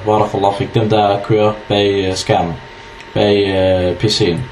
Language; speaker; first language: Danish; non-native, fluent; Arabic